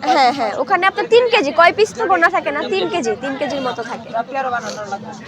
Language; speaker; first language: Bangla; native; Bangla